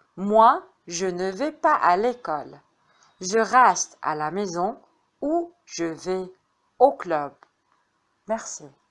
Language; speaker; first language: French; non-native, fluent; Arabic